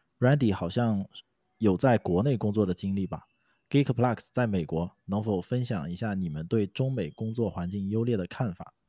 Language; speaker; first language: Chinese; native; Chinese